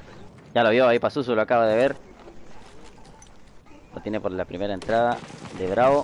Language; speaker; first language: Spanish; native; Spanish